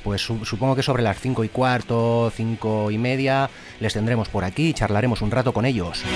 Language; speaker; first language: Spanish; native; Spanish